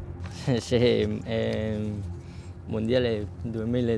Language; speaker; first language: Italian; non-native, learner; Korean